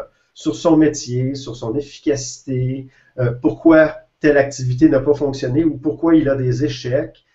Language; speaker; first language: French; native; French